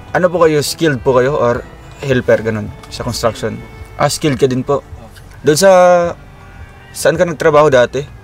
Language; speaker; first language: Filipino; non-native, local second language; Cebuano